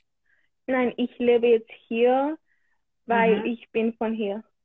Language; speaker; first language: German; early bilingual, other home language; Hebrew